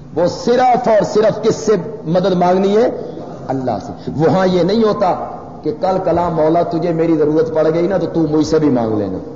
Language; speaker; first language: Urdu; non-native, local second language; Punjabi